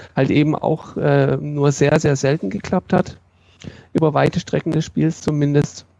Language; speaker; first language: German; native; German